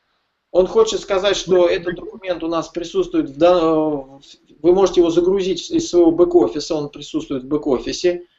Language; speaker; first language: Russian; native; Russian